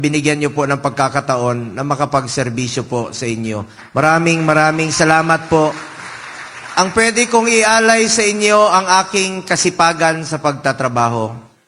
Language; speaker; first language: Filipino; non-native, local second language; Cebuano